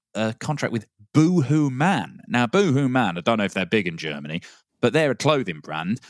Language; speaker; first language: English; native; English